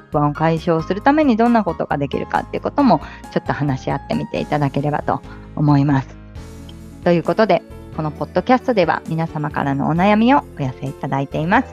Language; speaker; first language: Japanese; native; Japanese